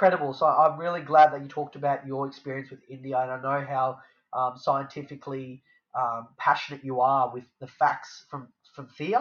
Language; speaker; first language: English; native; English